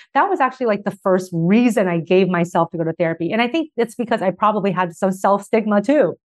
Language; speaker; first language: English; early bilingual, other home language; Chinese